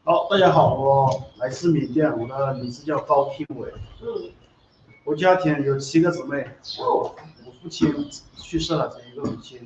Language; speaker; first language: Chinese; non-native, local second language; Burmese